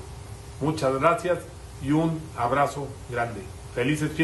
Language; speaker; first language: Spanish; native; Spanish